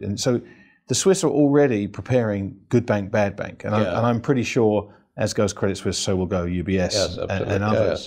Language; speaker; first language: English; native; English